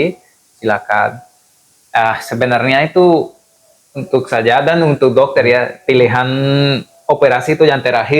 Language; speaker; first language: Indonesian; non-native, fluent; Spanish